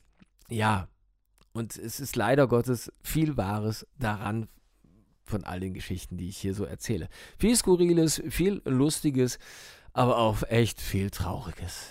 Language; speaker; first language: German; native; German